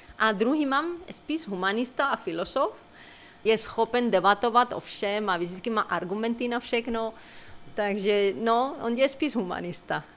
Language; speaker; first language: Czech; non-native, fluent; Spanish